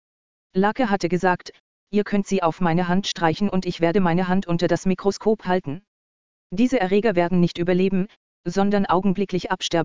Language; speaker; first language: German; native; German